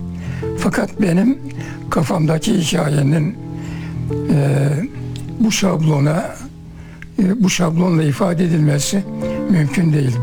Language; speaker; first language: Turkish; native; Turkish